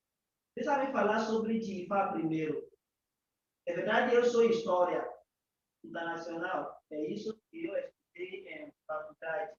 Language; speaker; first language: Portuguese; non-native, learner; Yoruba